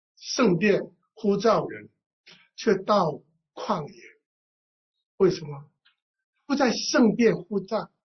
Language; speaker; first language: Chinese; non-native, local second language; Cantonese